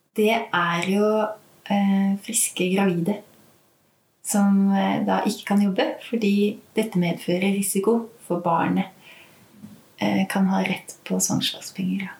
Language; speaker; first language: Norwegian; native; Norwegian